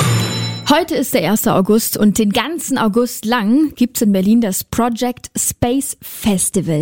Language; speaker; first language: German; native; German